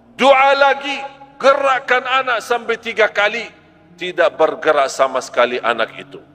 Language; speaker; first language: Malay; non-native, fluent; Arabic